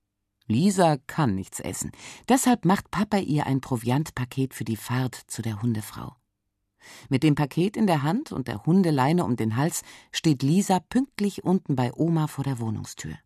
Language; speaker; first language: German; native; German